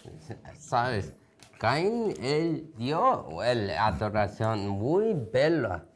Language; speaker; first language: Spanish; non-native, fluent; Korean